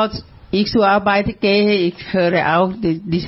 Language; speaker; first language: German; non-native, fluent; Thai